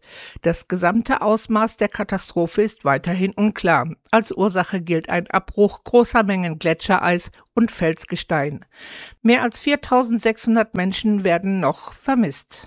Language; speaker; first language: German; native; German